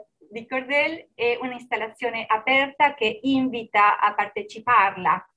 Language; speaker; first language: Italian; non-native, fluent; Spanish